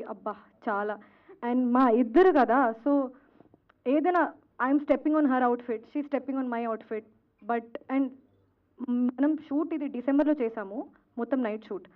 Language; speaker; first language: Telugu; non-native, fluent; Hindi